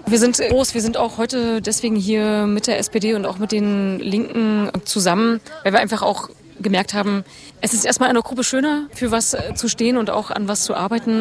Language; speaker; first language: German; native; German